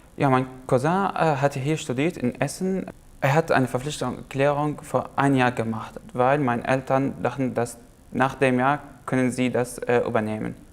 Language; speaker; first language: German; non-native, fluent; Arabic